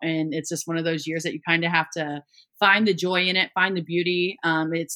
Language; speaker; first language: English; native; English